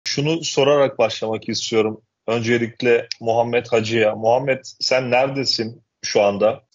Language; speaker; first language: Turkish; native; Turkish